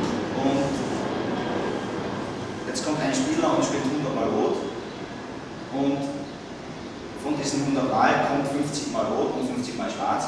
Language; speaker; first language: German; native; German